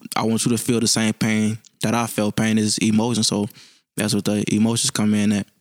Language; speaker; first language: English; native; English